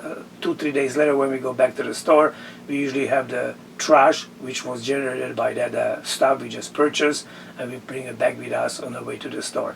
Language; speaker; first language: English; non-native, fluent; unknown